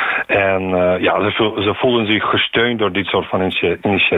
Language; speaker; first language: Dutch; non-native, fluent; Ukrainian